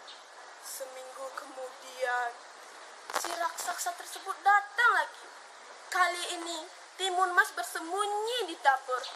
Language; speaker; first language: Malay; non-native, local second language; Balinese